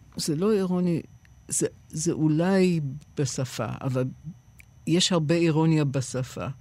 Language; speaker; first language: Hebrew; non-native, fluent; English